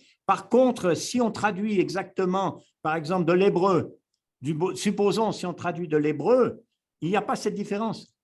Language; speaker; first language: French; native; French